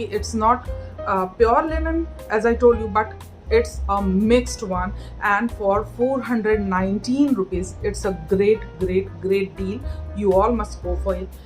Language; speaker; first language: English; non-native, local second language; Hindi